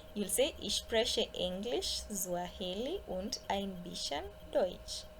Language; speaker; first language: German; non-native, fluent; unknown